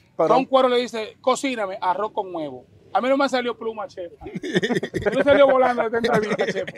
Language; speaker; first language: Spanish; native; Spanish